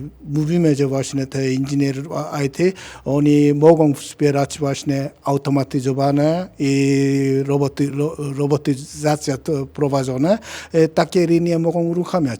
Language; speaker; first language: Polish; non-native, learner; Korean